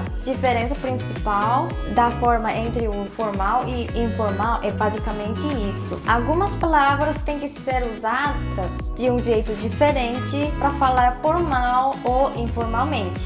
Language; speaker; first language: Portuguese; non-native, fluent; Korean